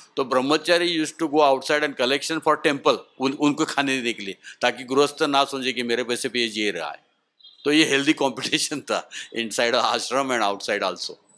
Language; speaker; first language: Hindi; non-native, local second language; Marathi